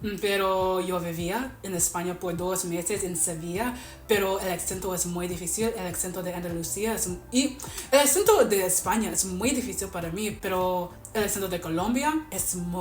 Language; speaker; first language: Spanish; non-native, learner; English